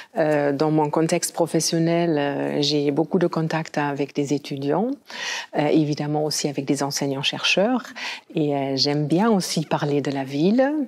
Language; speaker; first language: French; non-native, fluent; German